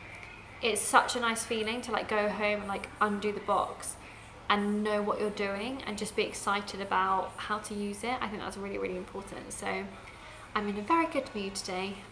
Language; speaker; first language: English; native; English